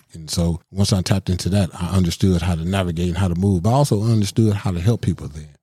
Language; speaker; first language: English; native; English